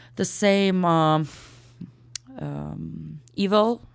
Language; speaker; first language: English; non-native, fluent; Ukrainian